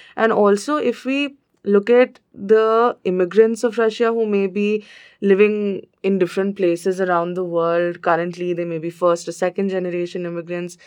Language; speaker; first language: English; non-native, local second language; Hindi